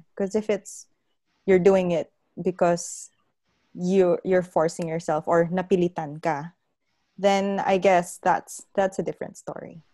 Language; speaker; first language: English; non-native, local second language; Hiligaynon